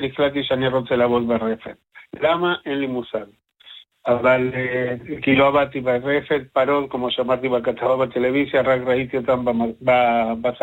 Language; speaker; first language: Hebrew; non-native, fluent; Spanish